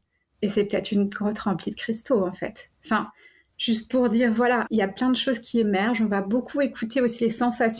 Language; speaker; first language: French; native; French